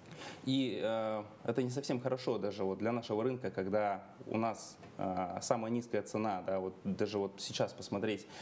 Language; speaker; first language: Russian; native; Russian